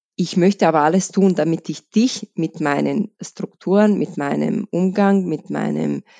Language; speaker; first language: German; non-native, fluent; Bosnian